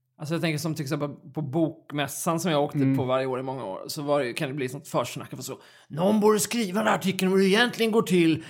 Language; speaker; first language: Swedish; native; Swedish